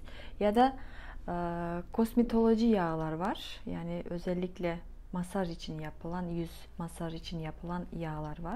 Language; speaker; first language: Turkish; non-native, fluent; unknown